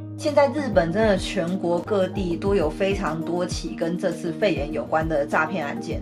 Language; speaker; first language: Chinese; native; Chinese